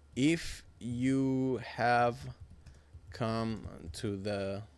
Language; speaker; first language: English; non-native, fluent; Persian